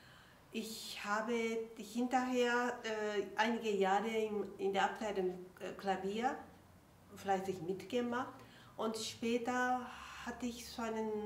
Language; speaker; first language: German; non-native, fluent; Japanese